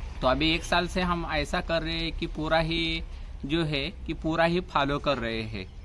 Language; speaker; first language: Hindi; non-native, local second language; Marathi